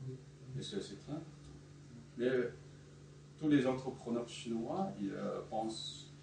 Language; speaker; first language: French; non-native, fluent; Chinese